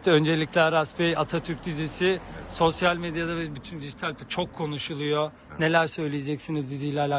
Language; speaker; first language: Turkish; native; Turkish